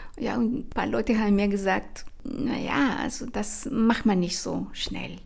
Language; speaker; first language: German; non-native, fluent; Spanish